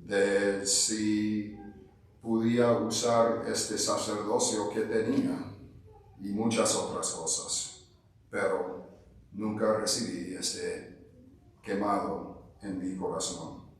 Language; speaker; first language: Spanish; non-native, fluent; English